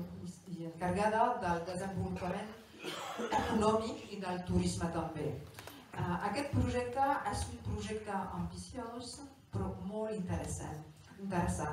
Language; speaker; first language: Catalan; non-native, local second language; French